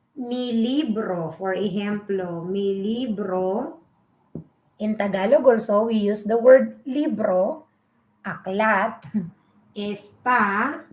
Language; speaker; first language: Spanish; non-native, learner; Filipino